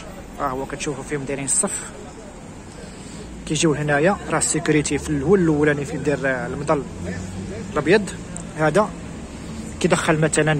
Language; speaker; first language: Arabic; native; Arabic